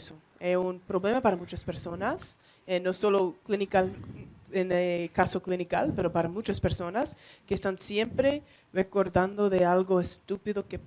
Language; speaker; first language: Spanish; non-native, learner; English